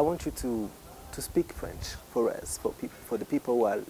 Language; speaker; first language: English; non-native, local second language; Kinyarwanda